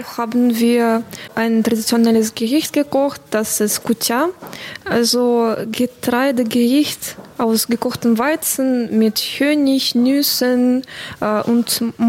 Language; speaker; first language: German; non-native, fluent; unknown